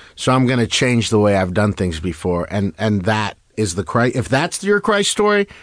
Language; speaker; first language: English; native; English